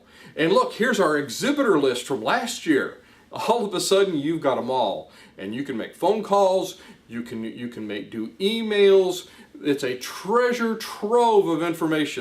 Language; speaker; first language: English; native; English